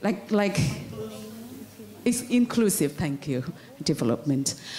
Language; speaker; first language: English; non-native, fluent; Vietnamese